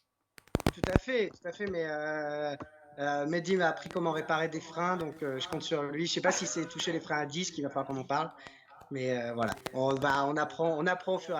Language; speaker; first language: French; native; French